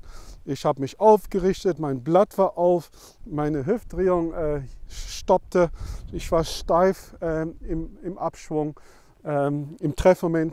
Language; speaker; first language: German; non-native, fluent; English